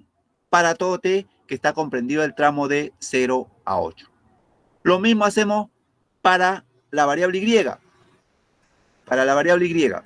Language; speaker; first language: Spanish; native; Spanish